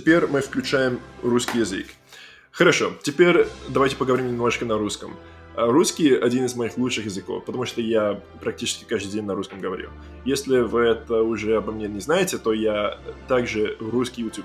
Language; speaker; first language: Russian; non-native, fluent; English